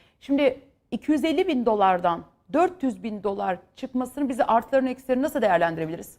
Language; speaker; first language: Turkish; native; Turkish